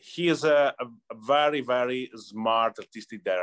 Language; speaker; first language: English; non-native, learner; Italian